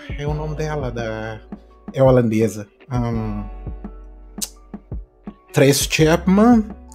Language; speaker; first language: Portuguese; non-native, local second language; Upper Guinea Crioulo